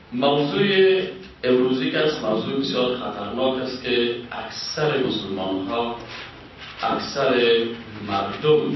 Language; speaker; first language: Persian; native; Persian